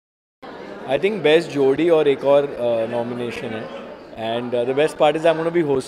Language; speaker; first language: Hindi; native; Hindi